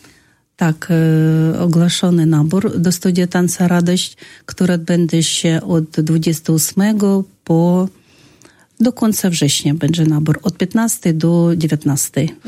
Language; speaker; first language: Polish; non-native, fluent; Russian